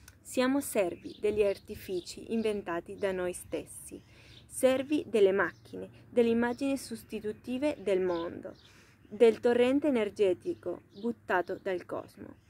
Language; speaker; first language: Italian; non-native, fluent; Spanish